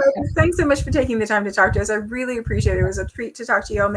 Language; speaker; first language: English; native; English